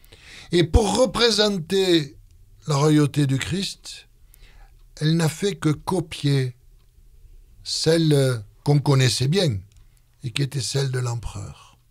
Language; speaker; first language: French; native; French